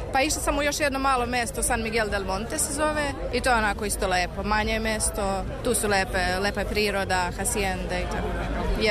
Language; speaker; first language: Serbian; native; Serbian